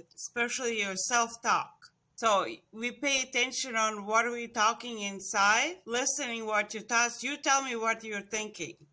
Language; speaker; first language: English; non-native, fluent; Estonian